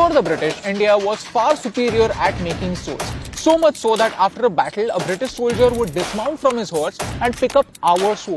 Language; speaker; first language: English; non-native, local second language; Hindi